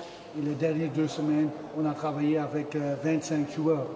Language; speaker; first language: French; non-native, fluent; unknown